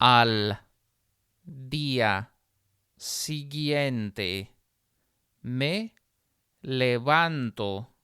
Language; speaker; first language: Spanish; non-native, fluent; English